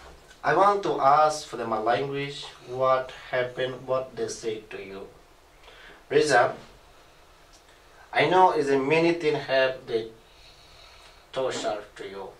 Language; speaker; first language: English; non-native, learner; Rohingya